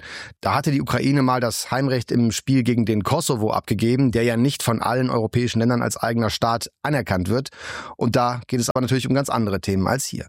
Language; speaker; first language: German; native; German